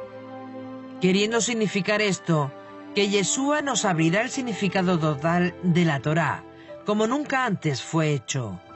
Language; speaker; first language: Spanish; native; Spanish